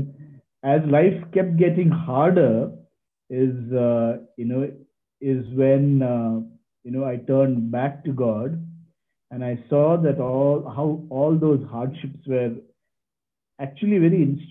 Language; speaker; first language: English; non-native, local second language; Malayalam